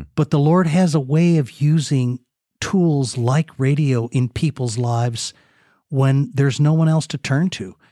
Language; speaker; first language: English; native; English